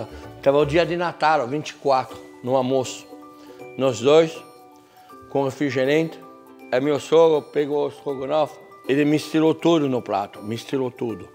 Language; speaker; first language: Portuguese; non-native, fluent; French